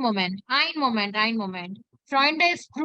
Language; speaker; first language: German; non-native, learner; Hindi